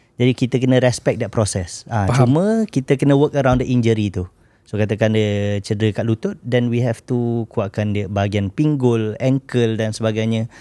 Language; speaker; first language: Malay; native; Malay